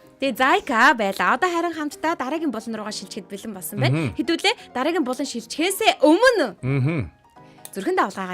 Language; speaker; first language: Mongolian; native; Mongolian